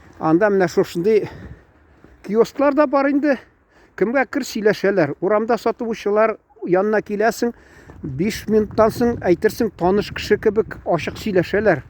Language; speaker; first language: Tatar; native; Tatar